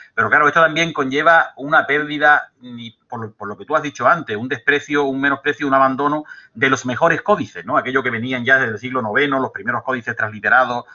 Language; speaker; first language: Spanish; native; Spanish